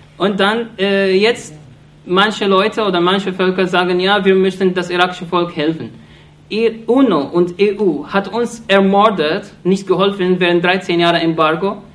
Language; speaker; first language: German; non-native, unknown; Arabic